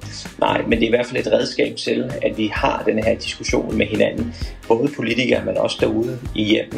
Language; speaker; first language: Danish; native; Danish